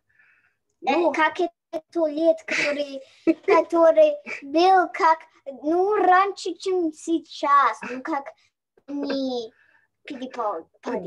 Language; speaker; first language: Russian; early bilingual, heritage; Russian